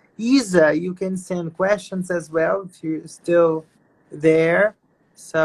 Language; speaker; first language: English; non-native, fluent; Portuguese